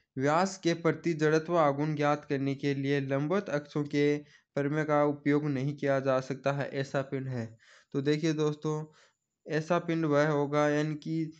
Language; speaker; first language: Hindi; native; Hindi